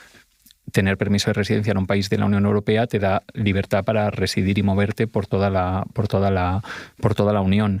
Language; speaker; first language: Spanish; native; Spanish